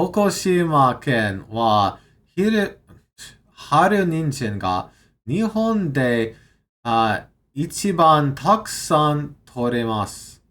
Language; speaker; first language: Japanese; non-native, learner; English